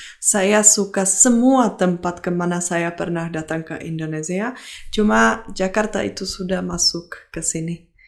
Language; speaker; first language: Indonesian; non-native, fluent; Czech